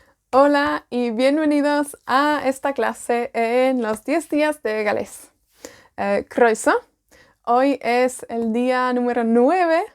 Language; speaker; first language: Spanish; non-native, fluent; Welsh